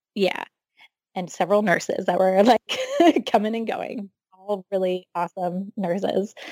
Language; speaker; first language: English; native; English